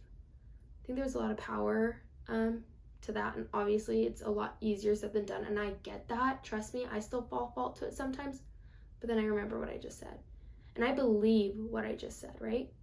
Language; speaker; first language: English; native; English